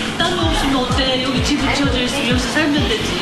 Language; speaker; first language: Korean; native; Korean